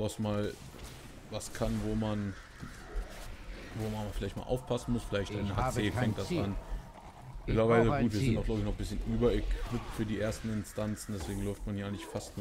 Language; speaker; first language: German; native; German